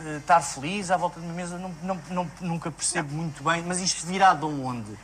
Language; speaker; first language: Portuguese; native; Portuguese